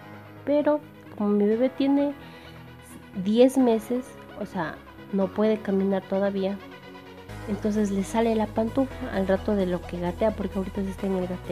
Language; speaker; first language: Spanish; native; Spanish